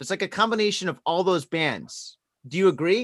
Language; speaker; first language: English; native; English